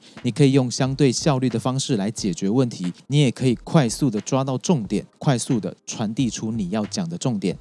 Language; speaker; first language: Chinese; native; Chinese